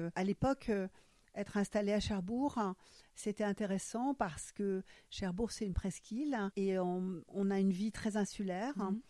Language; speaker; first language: French; non-native, fluent; German